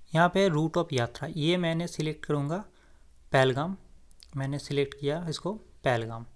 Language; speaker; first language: Hindi; non-native, local second language; Bangla